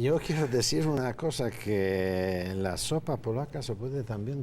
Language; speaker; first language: Spanish; non-native, fluent; Polish